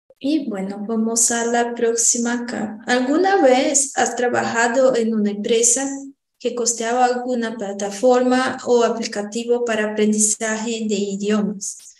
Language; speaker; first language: Spanish; non-native, fluent; Portuguese